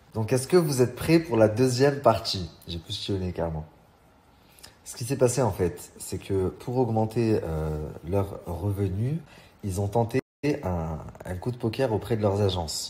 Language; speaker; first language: French; native; French